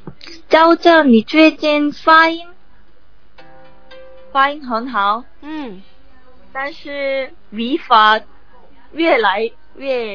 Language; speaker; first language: Chinese; non-native, learner; Korean